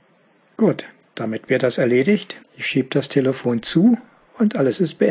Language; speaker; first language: German; native; German